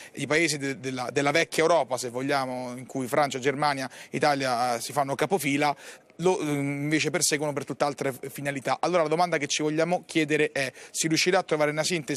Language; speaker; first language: Italian; native; Italian